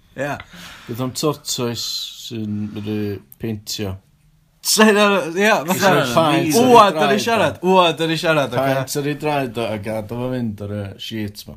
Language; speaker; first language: Welsh; native; Welsh